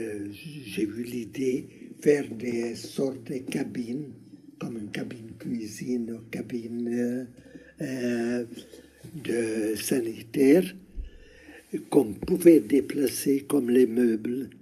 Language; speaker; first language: French; non-native, learner; Hungarian